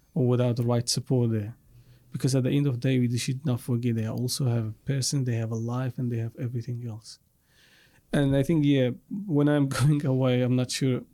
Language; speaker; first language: English; non-native, fluent; Arabic